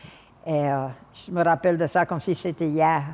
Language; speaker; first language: French; non-native, local second language; English